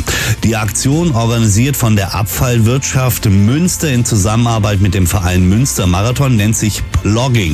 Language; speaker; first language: German; native; German